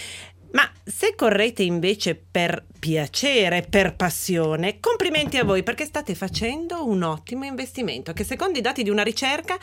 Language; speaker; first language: Italian; native; Italian